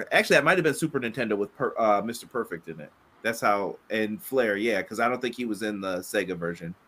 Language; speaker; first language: English; native; English